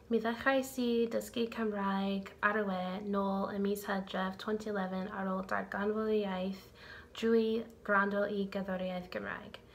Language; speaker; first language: Welsh; non-native, learner; English